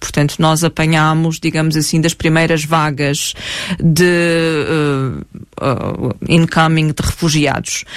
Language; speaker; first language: Portuguese; non-native, fluent; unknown